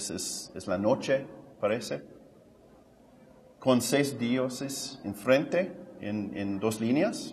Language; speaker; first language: Spanish; non-native, fluent; English